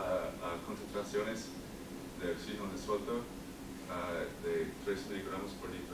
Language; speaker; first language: Spanish; non-native, learner; English